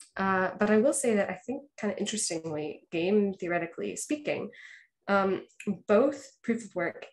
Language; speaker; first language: English; native; English